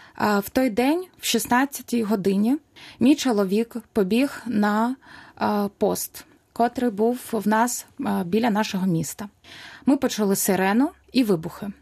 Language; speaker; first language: Ukrainian; non-native, local second language; Russian